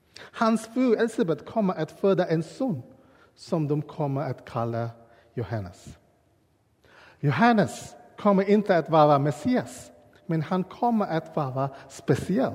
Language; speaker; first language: Swedish; non-native, learner; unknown